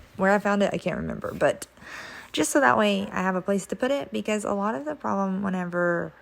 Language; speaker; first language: English; native; English